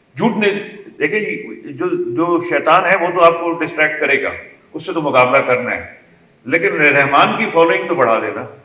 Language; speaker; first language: Urdu; non-native, local second language; Kashmiri